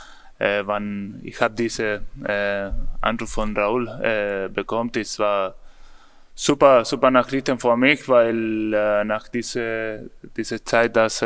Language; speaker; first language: German; non-native, learner; Spanish